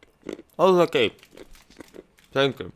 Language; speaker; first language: English; non-native, learner; Russian